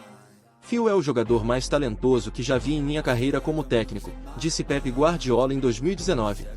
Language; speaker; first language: Portuguese; native; Portuguese